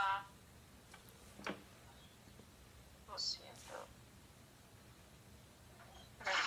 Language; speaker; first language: Spanish; non-native, learner; English